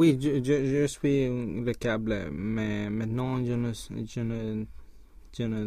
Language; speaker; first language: French; non-native, learner; Spanish